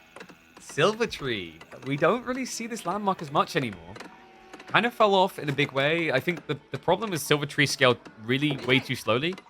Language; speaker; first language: English; native; English